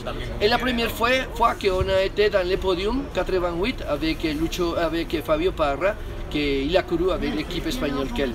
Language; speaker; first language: French; non-native, fluent; Spanish